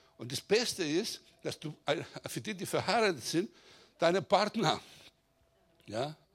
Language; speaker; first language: German; non-native, fluent; Greek